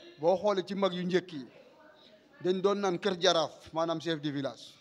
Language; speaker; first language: Wolof; non-native, local second language; Serer